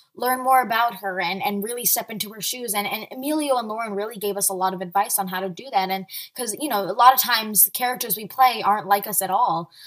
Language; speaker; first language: English; early bilingual, other home language; Arabic